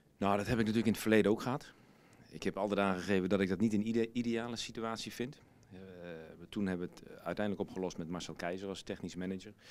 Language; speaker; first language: Dutch; native; Dutch